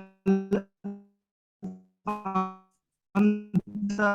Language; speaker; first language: Arabic; non-native, learner; Urdu